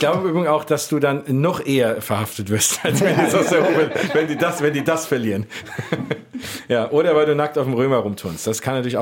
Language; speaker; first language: German; native; German